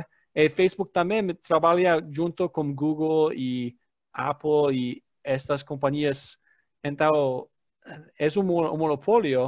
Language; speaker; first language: Portuguese; non-native, learner; English